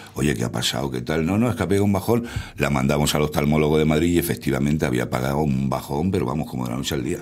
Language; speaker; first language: Spanish; native; Spanish